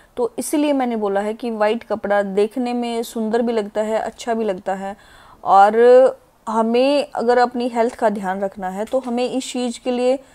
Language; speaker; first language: Hindi; native; Hindi